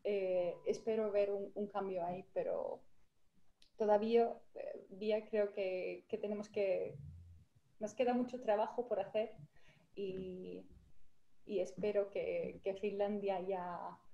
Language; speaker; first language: Spanish; non-native, fluent; Finnish